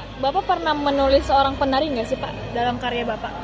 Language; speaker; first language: Indonesian; native; Indonesian